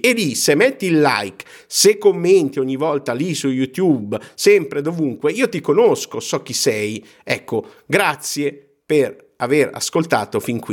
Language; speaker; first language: Italian; native; Italian